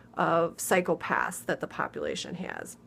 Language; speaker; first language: English; native; English